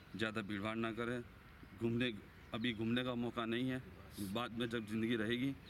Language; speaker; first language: Hindi; non-native, local second language; Gujarati